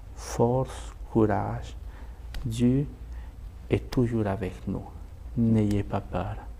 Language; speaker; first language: French; non-native, fluent; Spanish